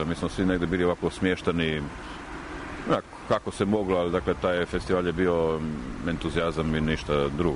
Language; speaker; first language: Croatian; native; Croatian